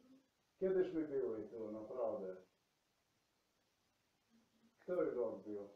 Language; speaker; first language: Polish; non-native, learner; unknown